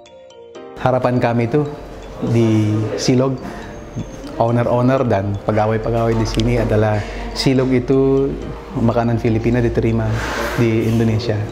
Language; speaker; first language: Indonesian; non-native, fluent; Filipino